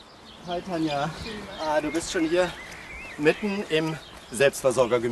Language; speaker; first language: German; native; German